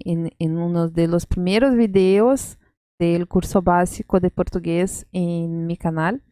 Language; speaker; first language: Spanish; non-native, fluent; Portuguese